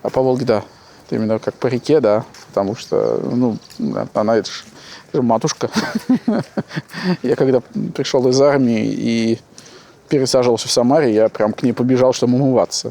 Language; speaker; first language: Russian; native; Russian